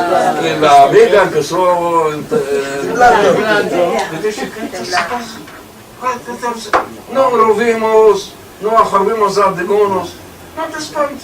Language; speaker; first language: Spanish; early bilingual, heritage; Ladino